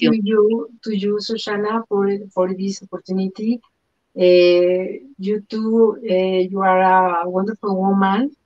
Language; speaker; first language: English; non-native, learner; Spanish